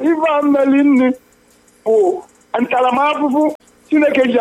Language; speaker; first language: English; non-native, local second language; Igbo